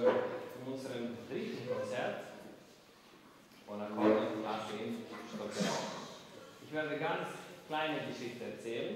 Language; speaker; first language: German; non-native, fluent; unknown